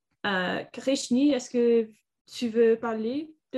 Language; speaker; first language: French; non-native, learner; English